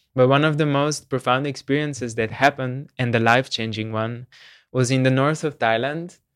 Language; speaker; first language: English; non-native, fluent; Slovenian